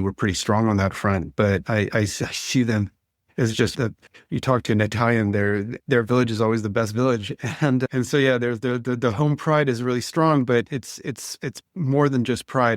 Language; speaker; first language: English; non-native, fluent; French